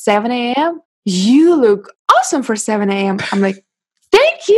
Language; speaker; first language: English; non-native, fluent; Russian